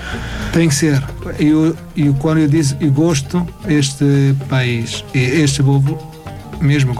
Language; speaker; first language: Portuguese; non-native, fluent; Arabic